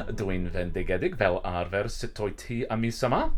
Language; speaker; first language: Welsh; non-native, learner; English